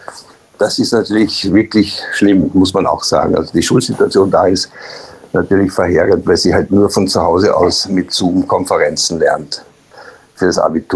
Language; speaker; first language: German; native; German